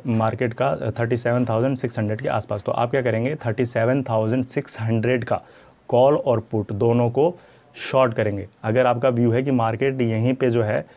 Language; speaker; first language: Hindi; native; Hindi